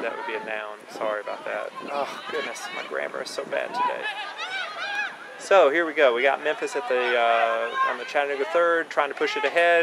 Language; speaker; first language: English; native; English